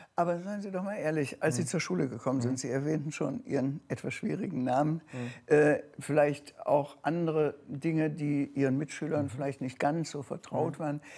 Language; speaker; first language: German; native; German